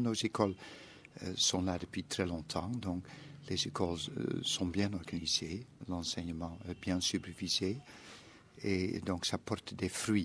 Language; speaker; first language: French; non-native, fluent; Dutch